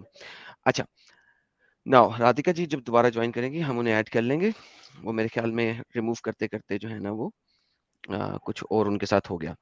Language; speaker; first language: Hindi; native; Hindi